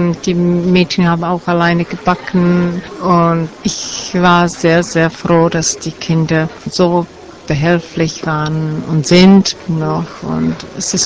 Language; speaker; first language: German; non-native, fluent; Czech